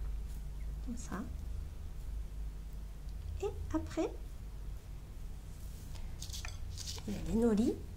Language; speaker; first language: French; non-native, learner; Japanese